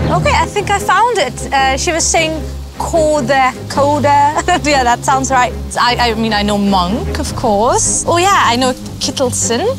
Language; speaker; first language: English; native; English